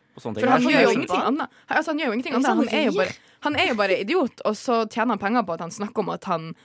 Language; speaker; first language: Norwegian; native; Norwegian